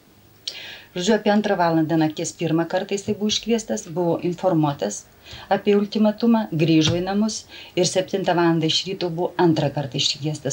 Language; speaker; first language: Lithuanian; native; Lithuanian